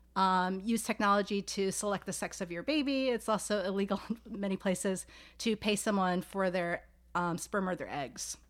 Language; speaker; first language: English; native; English